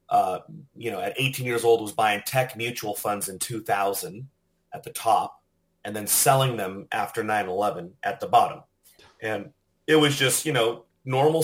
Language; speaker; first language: English; native; English